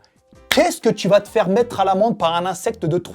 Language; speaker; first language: French; native; French